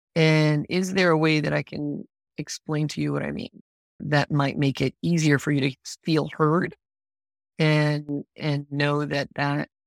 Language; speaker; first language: English; non-native, fluent; Spanish